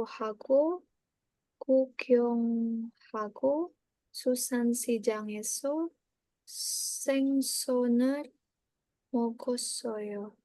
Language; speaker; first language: Korean; non-native, learner; Indonesian